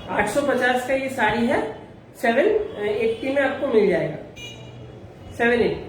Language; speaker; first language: Hindi; non-native, local second language; Bangla